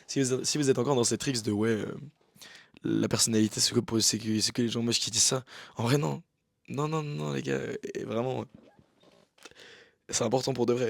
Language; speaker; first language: French; native; French